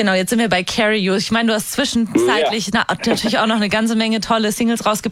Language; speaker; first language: German; native; German